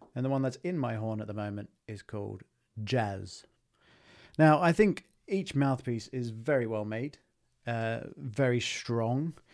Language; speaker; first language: English; native; English